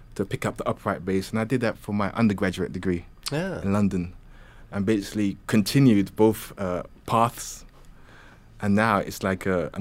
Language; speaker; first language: English; native; English